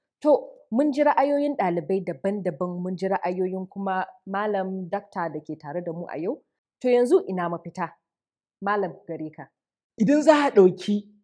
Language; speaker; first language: Hausa; native; Hausa